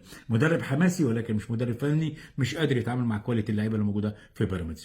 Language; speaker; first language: Arabic; native; Arabic